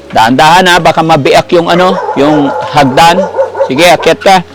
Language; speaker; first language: Filipino; native; Filipino